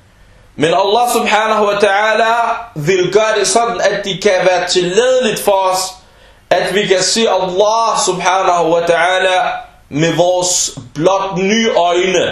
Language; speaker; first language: Danish; early bilingual, other home language; Arabic